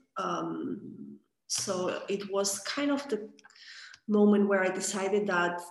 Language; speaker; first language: English; non-native, fluent; Catalan